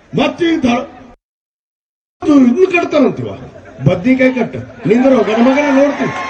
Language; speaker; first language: Kannada; native; Kannada